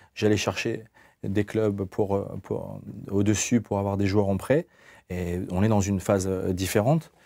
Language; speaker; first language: French; native; French